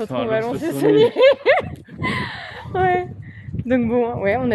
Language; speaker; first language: French; native; French